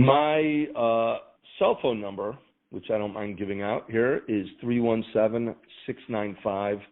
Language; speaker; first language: English; native; English